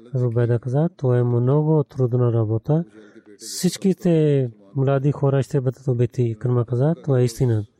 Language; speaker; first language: Bulgarian; non-native, learner; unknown